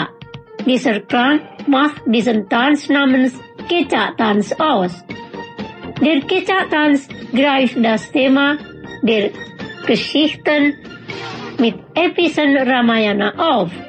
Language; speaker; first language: German; non-native, fluent; Indonesian